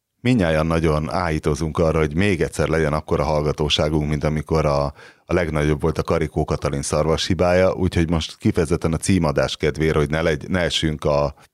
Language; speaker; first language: Hungarian; native; Hungarian